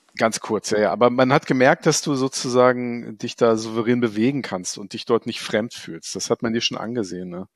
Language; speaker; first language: German; native; German